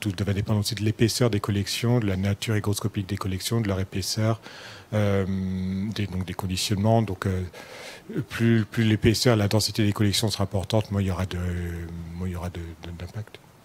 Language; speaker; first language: French; native; French